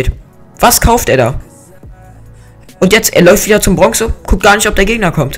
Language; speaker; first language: German; native; German